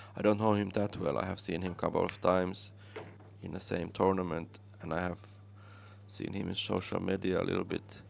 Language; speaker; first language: English; non-native, fluent; Finnish